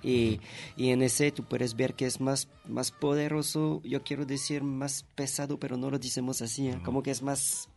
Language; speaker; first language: Spanish; non-native, fluent; French